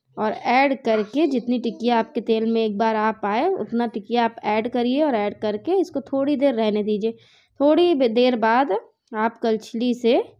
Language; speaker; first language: Hindi; native; Hindi